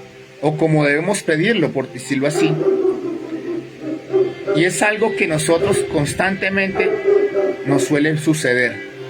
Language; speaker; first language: Spanish; native; Spanish